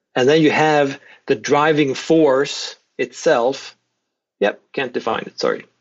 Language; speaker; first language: English; non-native, fluent; Swedish